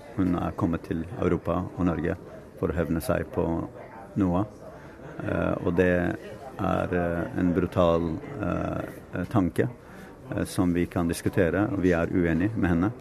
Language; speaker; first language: Norwegian; non-native, fluent; Kurdish